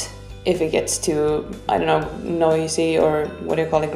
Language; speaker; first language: English; non-native, fluent; Swedish